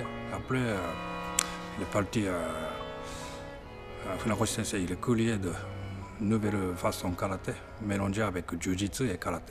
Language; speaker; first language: French; non-native, learner; Japanese